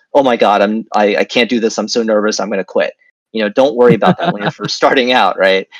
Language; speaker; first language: English; native; English